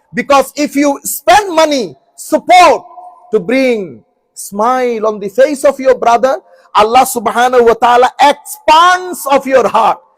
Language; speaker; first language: English; non-native, local second language; Bangla